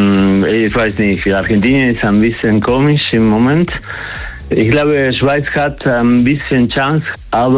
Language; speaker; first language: German; non-native, learner; Spanish